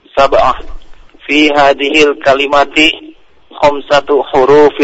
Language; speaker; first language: Arabic; non-native, learner; Indonesian